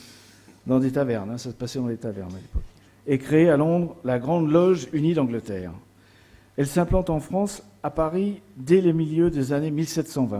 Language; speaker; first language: French; native; French